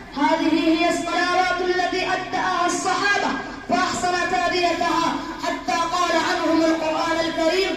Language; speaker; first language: Arabic; non-native, fluent; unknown